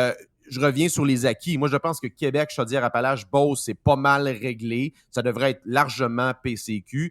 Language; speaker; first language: French; native; French